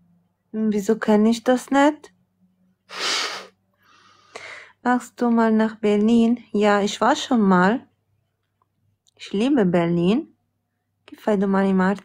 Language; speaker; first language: German; early bilingual, other home language; Italian